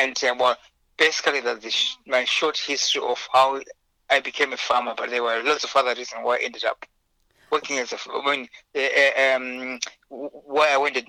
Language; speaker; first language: English; non-native, local second language; Shona